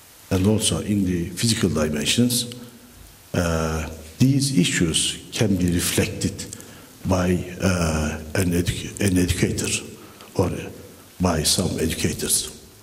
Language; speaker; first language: English; non-native, fluent; Turkish